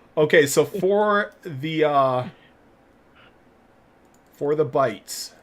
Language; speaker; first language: English; native; English